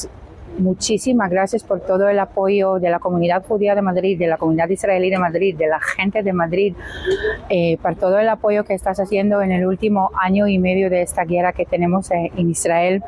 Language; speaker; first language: Spanish; non-native, learner; Hebrew